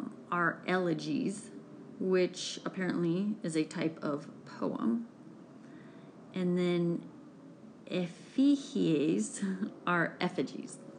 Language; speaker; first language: English; native; English